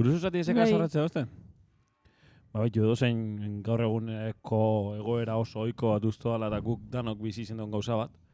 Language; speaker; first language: Basque; native; Basque